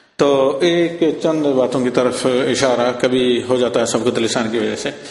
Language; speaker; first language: Urdu; native; Urdu